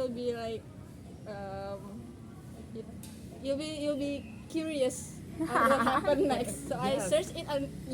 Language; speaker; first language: English; non-native, learner; Indonesian